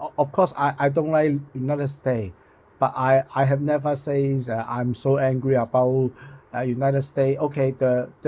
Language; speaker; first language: English; non-native, local second language; Cantonese